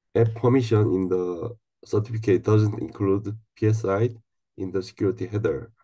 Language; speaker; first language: English; non-native, learner; Korean